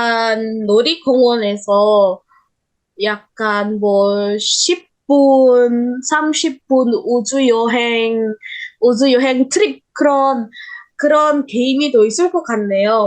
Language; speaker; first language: Korean; non-native, learner; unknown